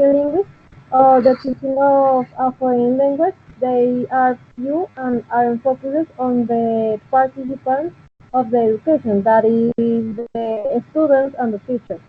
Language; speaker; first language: English; non-native, learner; Spanish